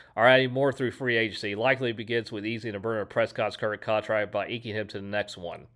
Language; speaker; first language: English; native; English